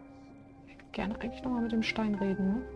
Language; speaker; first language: German; native; German